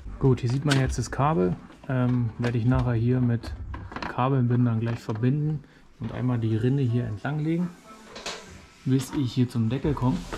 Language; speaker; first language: German; native; German